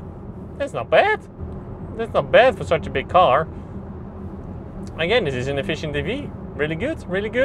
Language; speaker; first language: English; non-native, fluent; Dutch